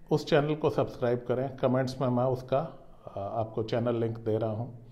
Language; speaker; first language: Hindi; native; Hindi